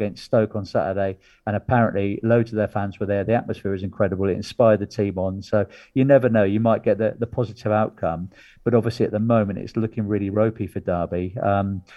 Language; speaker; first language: English; native; English